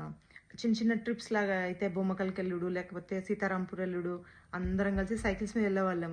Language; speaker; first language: Telugu; native; Telugu